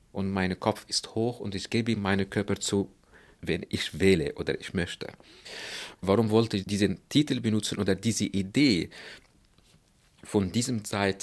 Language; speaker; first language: German; non-native, fluent; Arabic